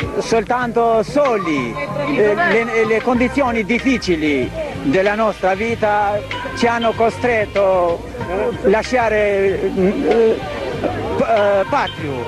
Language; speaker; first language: Italian; non-native, learner; Albanian